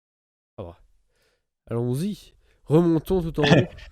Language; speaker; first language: French; native; French